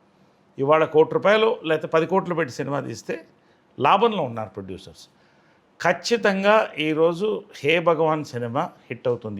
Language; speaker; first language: Telugu; native; Telugu